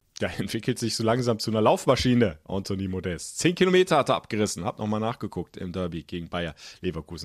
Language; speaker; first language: German; native; German